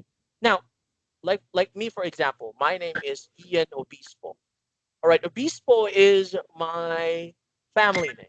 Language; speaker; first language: English; non-native, local second language; Filipino